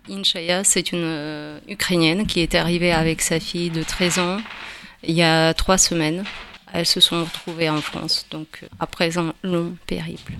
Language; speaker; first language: French; non-native, fluent; Ukrainian